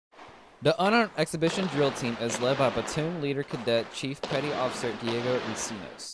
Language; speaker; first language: English; native; English